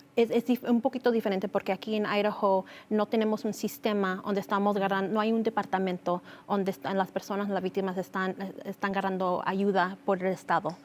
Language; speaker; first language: Spanish; early bilingual, heritage; Spanish